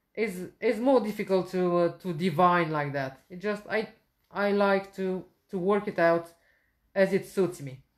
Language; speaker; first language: English; non-native, fluent; Romanian